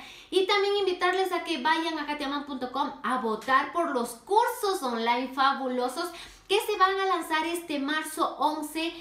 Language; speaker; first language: Spanish; native; Spanish